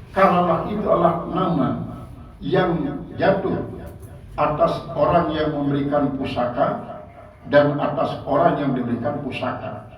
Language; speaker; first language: Indonesian; non-native, local second language; Sasak